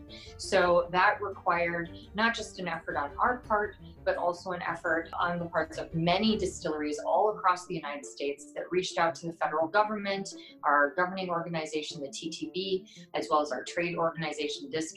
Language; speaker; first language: English; native; English